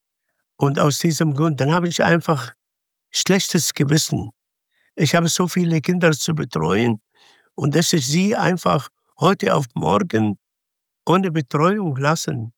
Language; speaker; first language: German; non-native, fluent; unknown